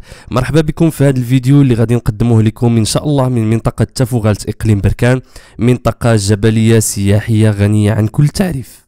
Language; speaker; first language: Arabic; native; Arabic